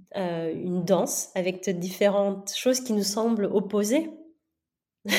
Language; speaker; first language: French; non-native, local second language; Gujarati